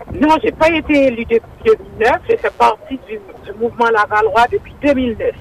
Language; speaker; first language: French; non-native, local second language; Haitian Creole